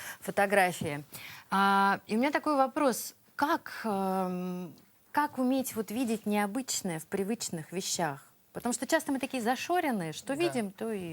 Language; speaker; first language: Russian; native; Russian